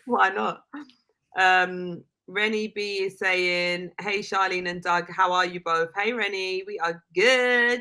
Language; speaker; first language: English; native; English